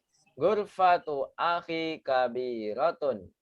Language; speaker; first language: Arabic; non-native, fluent; Indonesian